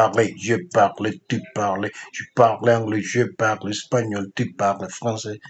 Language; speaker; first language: French; non-native, fluent; Spanish